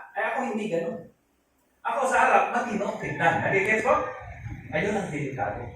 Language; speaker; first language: Filipino; non-native, local second language; Hiligaynon